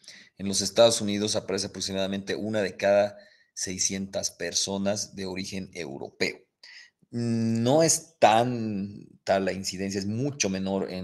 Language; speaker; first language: Spanish; native; Spanish